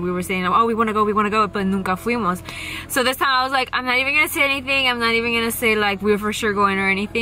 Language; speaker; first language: English; early bilingual, other home language; Spanish